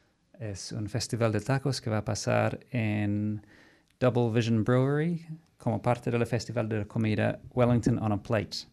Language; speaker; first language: Spanish; non-native, fluent; English